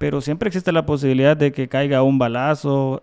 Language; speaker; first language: Spanish; native; Spanish